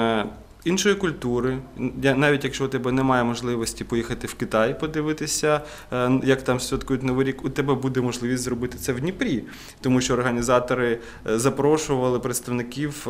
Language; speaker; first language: Ukrainian; native; Ukrainian